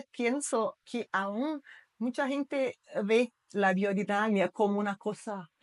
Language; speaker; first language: Spanish; non-native, fluent; Portuguese